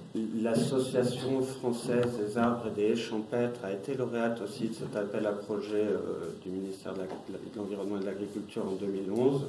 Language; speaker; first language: French; native; French